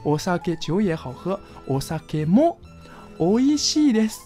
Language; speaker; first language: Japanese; non-native, fluent; Chinese